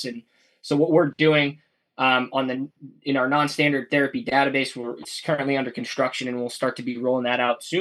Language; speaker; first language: English; native; English